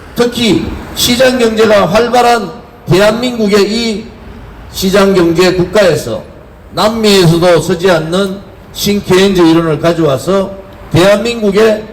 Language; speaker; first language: Korean; native; Korean